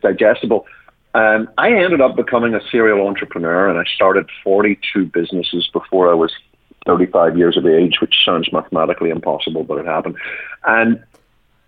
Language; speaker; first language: English; native; English